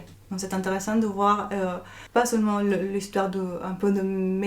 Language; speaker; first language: French; non-native, fluent; Spanish